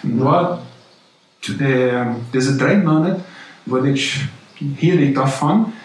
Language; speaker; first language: German; non-native, learner; Plautdietsch